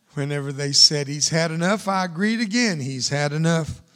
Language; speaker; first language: English; early bilingual, other home language; Spanish